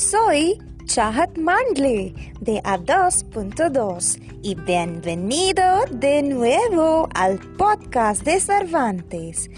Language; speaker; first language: Spanish; non-native, learner; Hindi